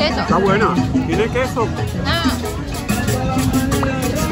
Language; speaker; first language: Spanish; native; Spanish